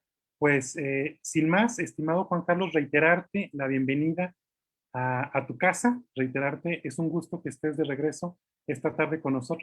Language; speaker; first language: Spanish; native; Spanish